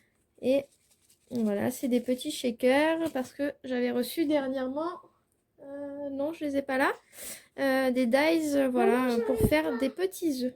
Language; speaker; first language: French; native; French